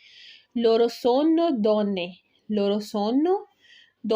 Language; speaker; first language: Italian; non-native, learner; Urdu